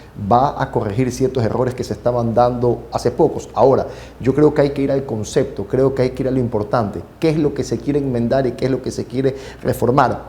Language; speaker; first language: Spanish; native; Spanish